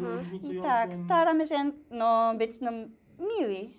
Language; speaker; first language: Polish; non-native, learner; Japanese